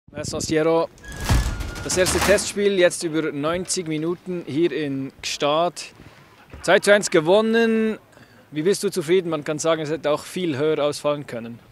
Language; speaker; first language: German; native; German